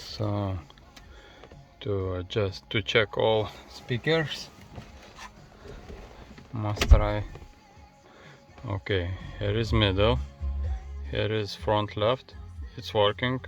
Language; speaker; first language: English; non-native, learner; Lithuanian